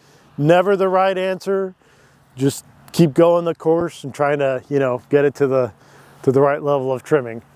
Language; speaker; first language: English; native; English